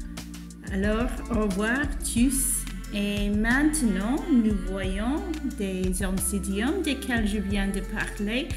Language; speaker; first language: French; non-native, fluent; English